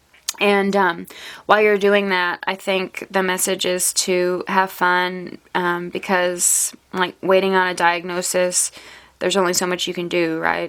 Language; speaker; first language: English; native; English